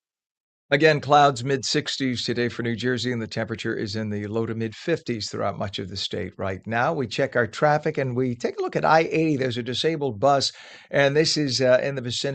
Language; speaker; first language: English; native; English